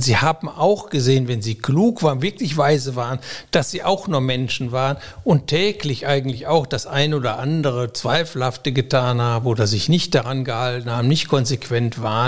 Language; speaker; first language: German; native; German